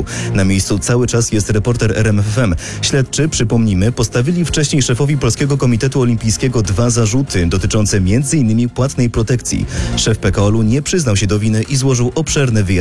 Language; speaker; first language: Polish; native; Polish